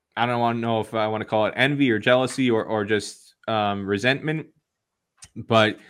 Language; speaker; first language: English; native; English